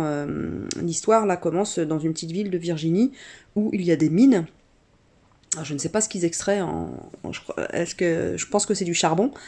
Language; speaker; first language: French; native; French